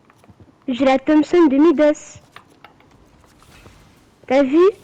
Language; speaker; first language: French; native; French